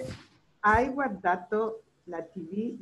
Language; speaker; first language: Italian; non-native, learner; Spanish